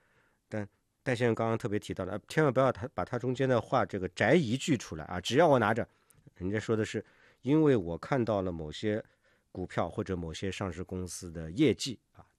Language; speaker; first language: Chinese; native; Chinese